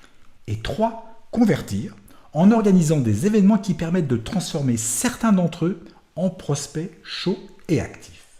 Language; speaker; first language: French; native; French